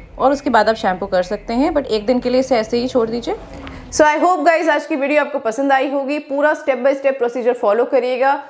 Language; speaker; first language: Hindi; native; Hindi